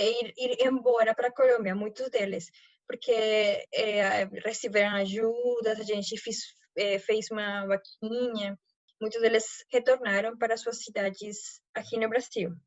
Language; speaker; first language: Portuguese; non-native, fluent; Spanish